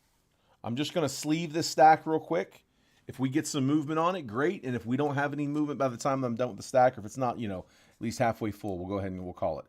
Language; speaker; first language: English; native; English